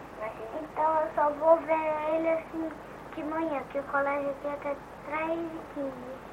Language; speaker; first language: Portuguese; early bilingual, heritage; Portuguese